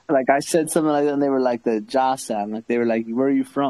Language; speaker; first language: English; native; English